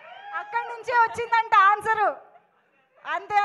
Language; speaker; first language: Telugu; native; Telugu